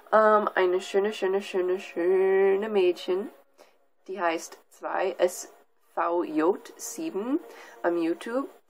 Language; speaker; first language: German; non-native, learner; English